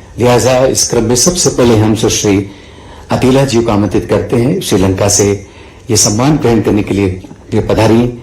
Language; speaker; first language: Hindi; native; Hindi